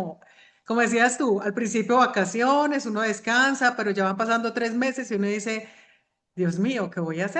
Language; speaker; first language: Spanish; native; Spanish